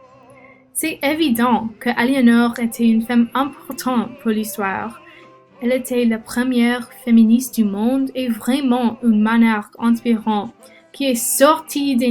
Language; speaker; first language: French; non-native, learner; English